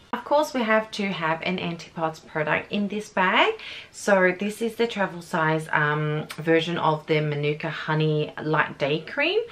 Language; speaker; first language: English; native; English